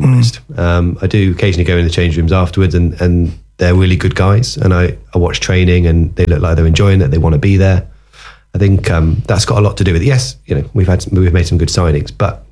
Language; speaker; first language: English; native; English